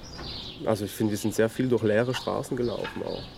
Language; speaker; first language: German; native; German